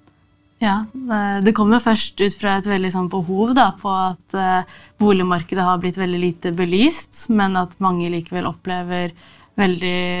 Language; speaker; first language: Norwegian; native; Norwegian